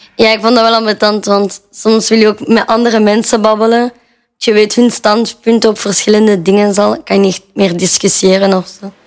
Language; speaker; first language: Dutch; native; Dutch